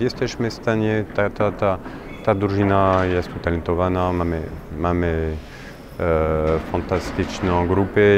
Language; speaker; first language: Polish; non-native, fluent; French